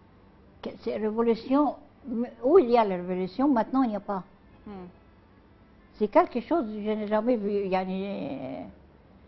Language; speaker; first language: French; non-native, learner; Arabic